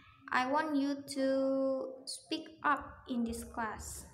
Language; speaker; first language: English; non-native, learner; Minangkabau